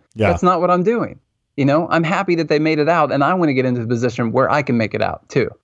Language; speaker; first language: English; native; English